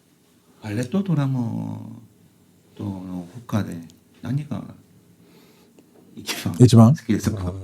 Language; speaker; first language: Japanese; non-native, learner; Korean